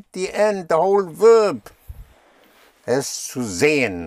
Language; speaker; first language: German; non-native, fluent; English